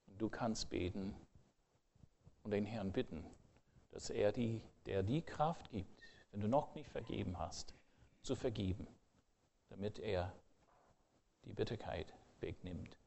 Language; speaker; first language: German; non-native, fluent; English